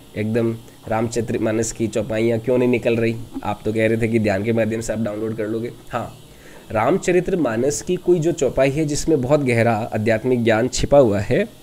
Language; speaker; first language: Hindi; non-native, local second language; Rajasthani